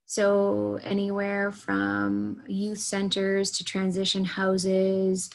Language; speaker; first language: English; native; English